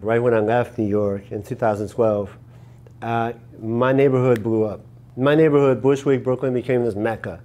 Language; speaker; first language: English; native; English